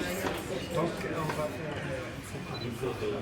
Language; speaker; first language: French; non-native, local second language; Arabic